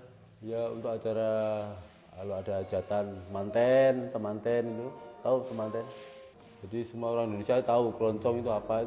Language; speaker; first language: Indonesian; non-native, local second language; Javanese